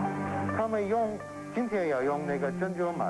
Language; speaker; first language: Chinese; non-native, fluent; English